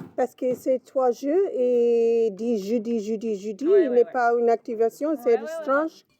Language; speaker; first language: French; non-native, learner; English